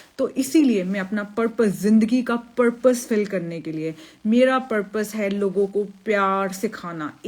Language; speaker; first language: Hindi; native; Hindi